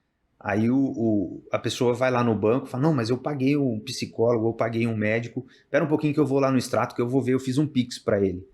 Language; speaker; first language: Portuguese; native; Portuguese